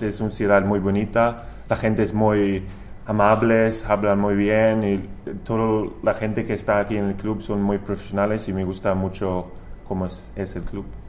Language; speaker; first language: Spanish; non-native, fluent; Swedish